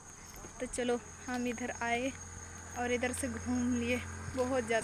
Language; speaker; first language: Hindi; non-native, local second language; Santali